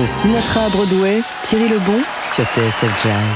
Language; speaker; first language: French; native; French